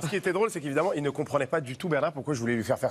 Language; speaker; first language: French; native; French